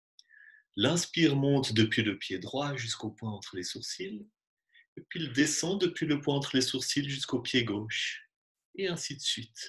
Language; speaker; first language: French; native; French